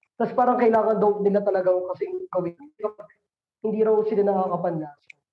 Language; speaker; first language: Filipino; native; Filipino